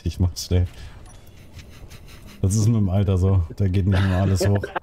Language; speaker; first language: German; native; German